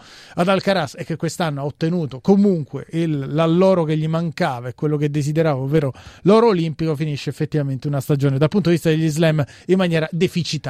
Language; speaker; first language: Italian; native; Italian